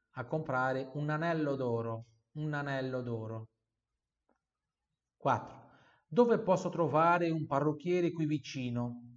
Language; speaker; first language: Italian; non-native, fluent; Portuguese